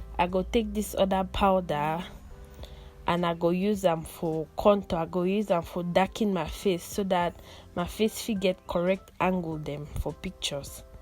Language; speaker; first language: Nigerian Pidgin; non-native, local second language; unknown